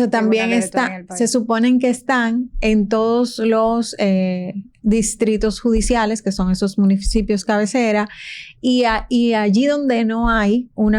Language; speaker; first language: Spanish; native; Spanish